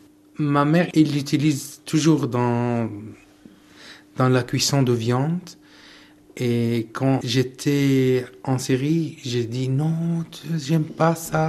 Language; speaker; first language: French; non-native, learner; Arabic